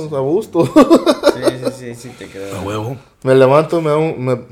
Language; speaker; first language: Spanish; early bilingual, heritage; Spanish